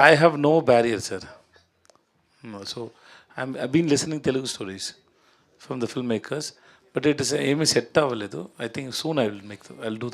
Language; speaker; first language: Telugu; non-native, learner; Tamil